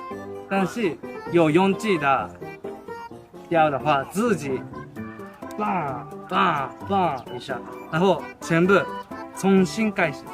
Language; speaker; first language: Chinese; non-native, learner; Japanese